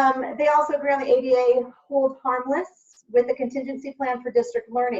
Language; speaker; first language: English; native; English